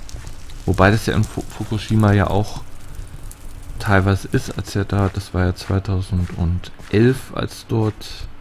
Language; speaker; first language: German; native; German